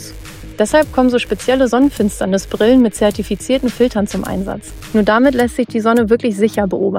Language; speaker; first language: German; native; German